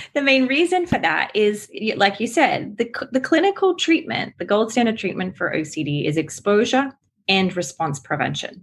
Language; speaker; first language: English; native; English